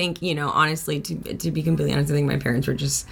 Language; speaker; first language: English; early bilingual, other home language; Spanish